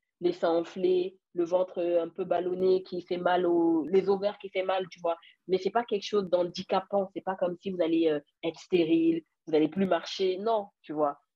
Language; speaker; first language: French; early bilingual, other home language; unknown